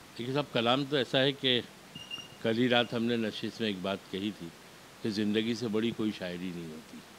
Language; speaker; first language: Urdu; native; Urdu